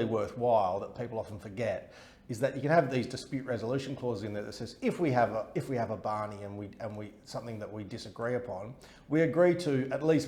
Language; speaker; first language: English; native; English